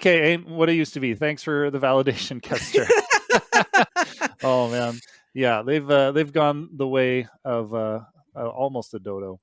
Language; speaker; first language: English; native; English